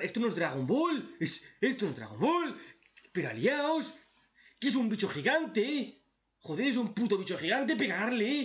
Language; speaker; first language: Spanish; native; Spanish